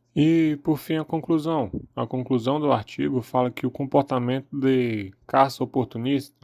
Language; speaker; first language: Portuguese; native; Portuguese